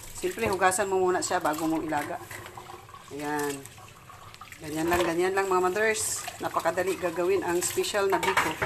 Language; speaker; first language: Filipino; non-native, local second language; Cebuano